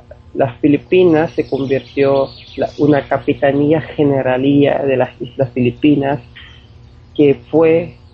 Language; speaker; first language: Spanish; non-native, fluent; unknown